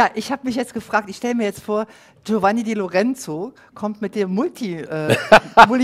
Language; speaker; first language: German; native; German